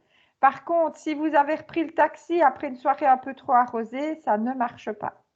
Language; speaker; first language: French; native; French